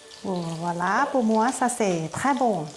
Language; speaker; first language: French; non-native, learner; Thai